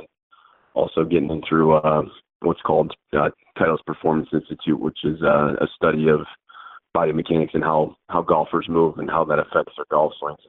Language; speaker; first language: English; native; English